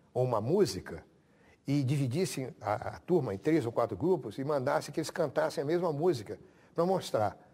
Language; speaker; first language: Portuguese; native; Portuguese